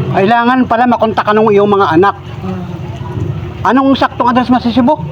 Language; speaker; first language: Filipino; native; Filipino